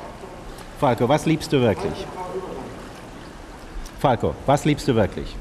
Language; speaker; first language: German; native; German